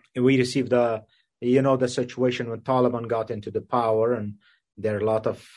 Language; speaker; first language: English; non-native, fluent; Persian